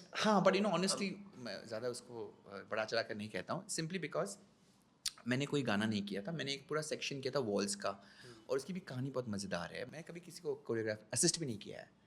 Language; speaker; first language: Hindi; non-native, local second language; Konkani